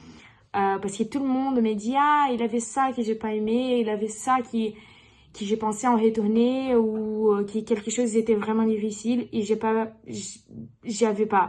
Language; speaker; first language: French; non-native, learner; Portuguese